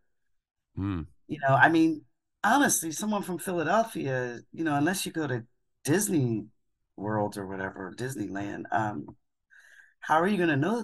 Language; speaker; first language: English; native; English